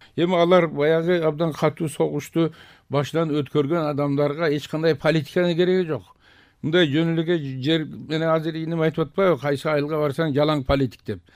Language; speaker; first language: Kyrgyz; non-native, local second language; Tajik